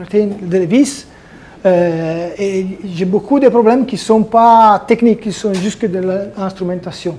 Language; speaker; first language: French; non-native, fluent; Italian